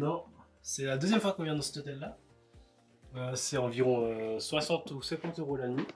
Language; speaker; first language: French; native; French